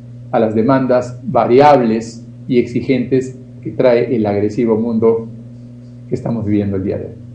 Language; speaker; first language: Spanish; native; Spanish